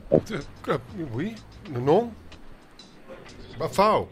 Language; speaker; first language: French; non-native, learner; Dutch